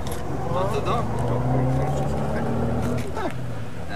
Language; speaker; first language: Ukrainian; early bilingual, heritage; Ukrainian